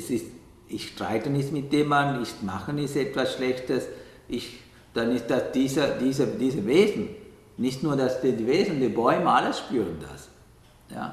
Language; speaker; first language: German; non-native, learner; Sinhala